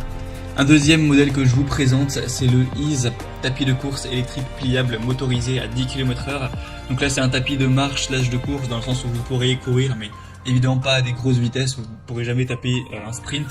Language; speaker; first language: French; native; French